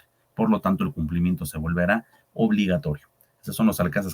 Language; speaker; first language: Spanish; native; Spanish